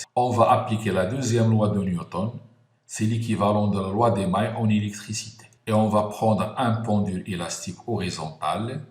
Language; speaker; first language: French; non-native, local second language; Arabic